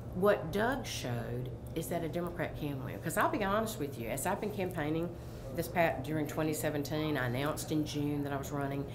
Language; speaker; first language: English; native; English